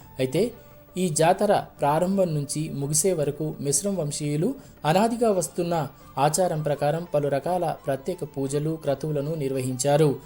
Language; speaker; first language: Telugu; native; Telugu